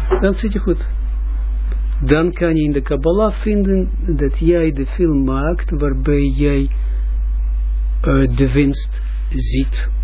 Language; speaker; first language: Dutch; non-native, fluent; Russian